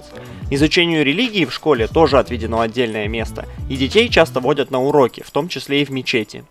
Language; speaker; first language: Russian; native; Russian